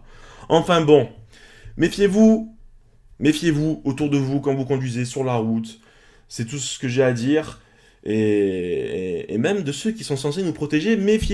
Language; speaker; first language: French; native; French